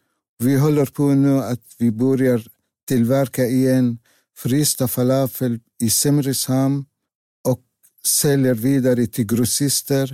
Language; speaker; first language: Swedish; non-native, learner; Arabic